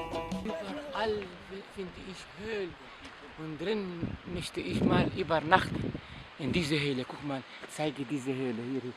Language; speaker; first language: German; non-native, fluent; Arabic